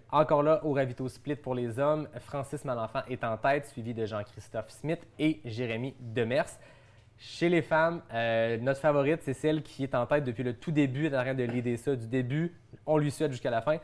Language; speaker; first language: French; native; French